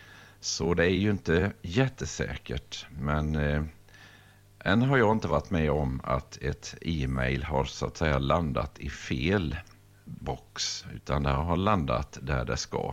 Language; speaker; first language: Swedish; native; Swedish